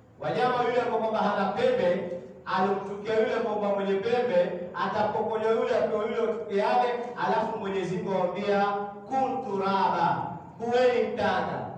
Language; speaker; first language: Swahili; native; Swahili